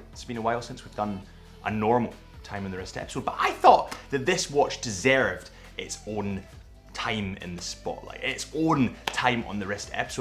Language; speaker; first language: English; native; English